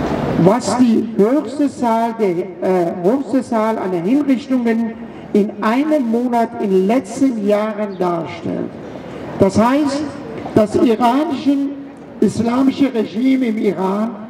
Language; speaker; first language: German; non-native, fluent; Persian